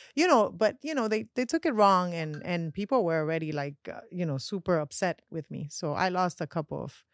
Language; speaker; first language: English; non-native, fluent; Spanish